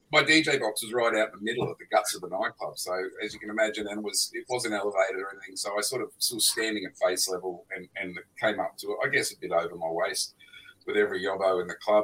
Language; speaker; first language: English; native; English